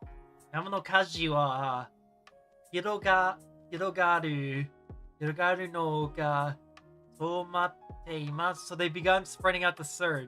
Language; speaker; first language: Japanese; non-native, learner; English